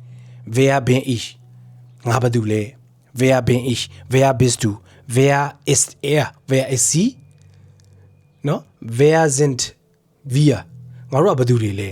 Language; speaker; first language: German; non-native, fluent; Burmese